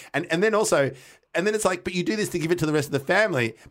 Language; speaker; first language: English; native; English